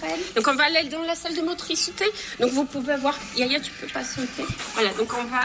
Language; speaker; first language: French; native; French